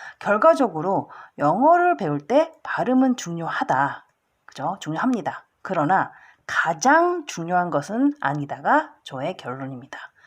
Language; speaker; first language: Korean; early bilingual, heritage; Korean